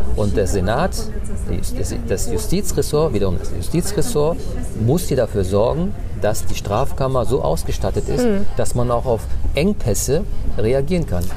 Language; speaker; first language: German; early bilingual, other home language; Turkish